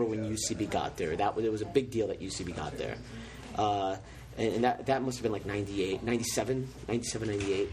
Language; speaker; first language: English; native; English